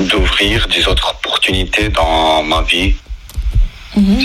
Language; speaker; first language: French; non-native, learner; Arabic